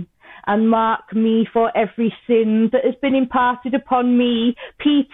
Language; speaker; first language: English; native; English